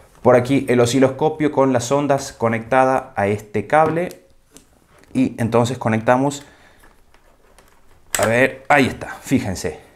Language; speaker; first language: Spanish; native; Spanish